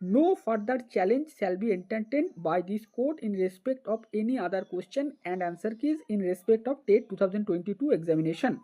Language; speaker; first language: English; non-native, local second language; Bangla